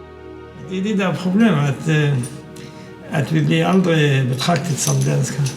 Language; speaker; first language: Danish; non-native, fluent; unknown